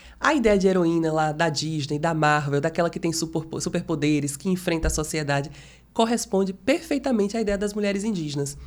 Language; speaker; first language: Portuguese; native; Portuguese